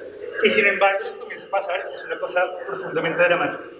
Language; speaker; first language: Spanish; native; Spanish